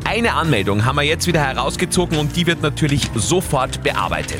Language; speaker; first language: German; native; German